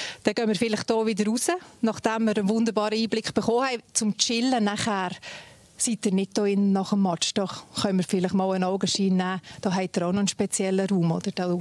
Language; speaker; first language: German; native; German